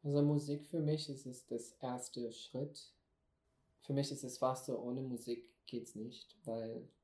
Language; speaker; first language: German; non-native, fluent; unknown